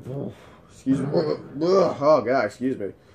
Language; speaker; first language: English; native; English